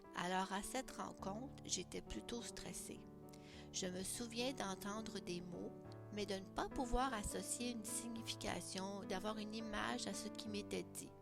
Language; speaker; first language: French; native; French